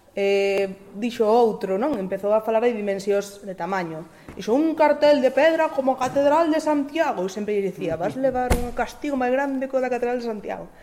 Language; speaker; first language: Galician; non-native, local second language; Spanish